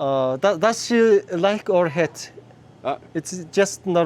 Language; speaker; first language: English; non-native, learner; Mongolian